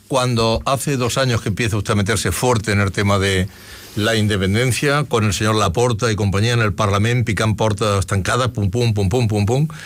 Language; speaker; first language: Spanish; native; Spanish